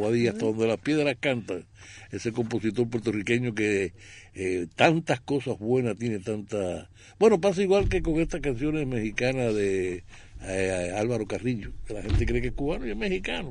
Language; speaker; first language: Spanish; native; Spanish